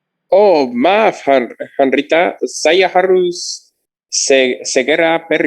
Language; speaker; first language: Indonesian; non-native, learner; English